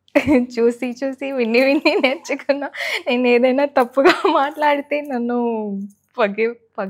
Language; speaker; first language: Telugu; non-native, learner; Tamil